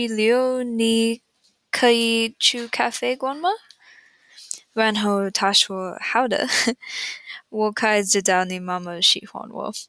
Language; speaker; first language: Chinese; non-native, learner; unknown